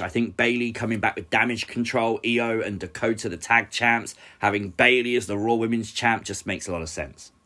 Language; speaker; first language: English; native; English